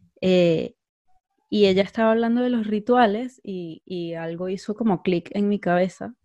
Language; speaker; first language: Spanish; native; Spanish